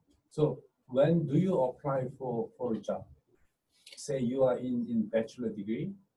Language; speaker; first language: English; non-native, fluent; Korean